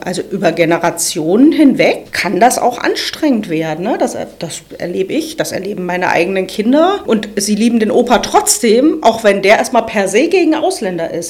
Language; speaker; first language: German; native; German